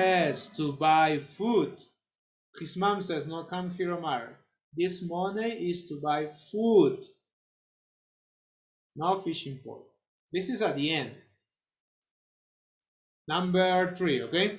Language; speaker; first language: English; non-native, fluent; Spanish